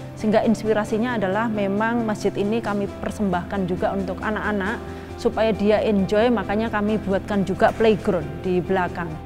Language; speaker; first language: Indonesian; non-native, local second language; Javanese